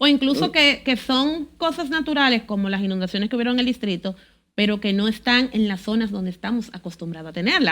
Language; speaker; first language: Spanish; native; Spanish